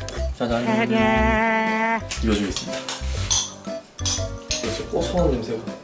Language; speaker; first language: Korean; native; Korean